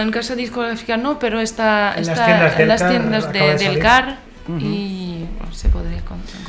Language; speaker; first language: Spanish; non-native, fluent; French